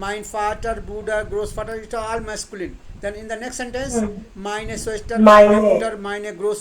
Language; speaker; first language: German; non-native, fluent; Hindi